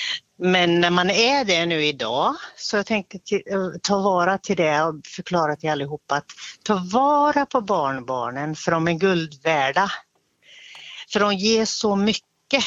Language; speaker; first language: Swedish; native; Swedish